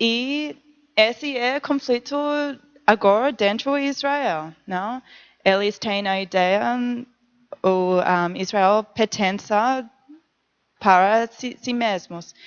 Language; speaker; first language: Portuguese; non-native, learner; English